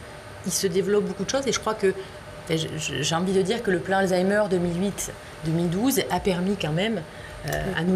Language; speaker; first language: French; native; French